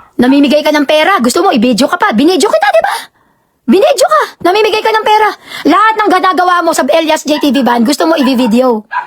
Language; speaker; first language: Filipino; native; Filipino